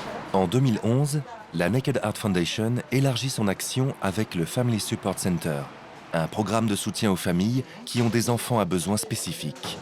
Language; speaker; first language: French; native; French